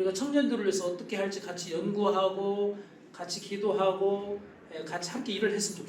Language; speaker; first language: Korean; native; Korean